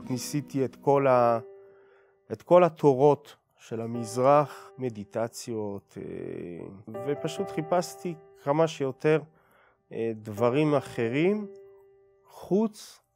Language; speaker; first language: Hebrew; early bilingual, other home language; French